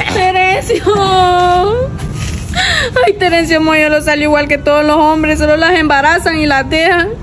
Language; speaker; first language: Spanish; native; Spanish